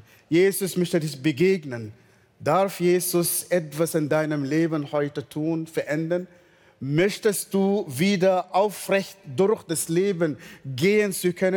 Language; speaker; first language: German; non-native, fluent; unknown